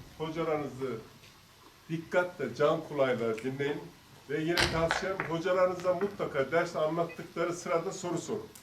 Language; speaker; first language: Turkish; native; Turkish